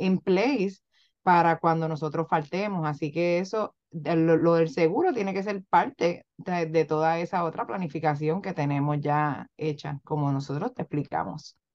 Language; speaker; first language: Spanish; native; Spanish